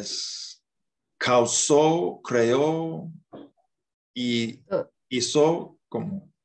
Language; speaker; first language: Spanish; non-native, fluent; English